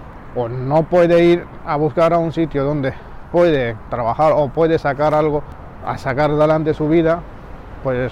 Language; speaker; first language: Spanish; non-native, learner; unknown